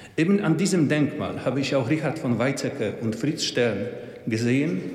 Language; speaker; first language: German; non-native, fluent; Polish